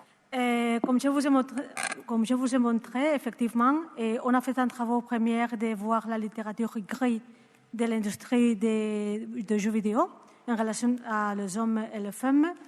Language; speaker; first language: French; non-native, learner; Spanish